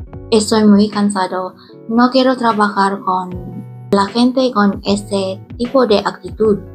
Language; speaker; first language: Spanish; non-native, learner; Central Dusun